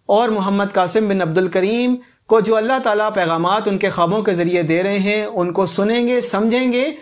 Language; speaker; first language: Urdu; native; Urdu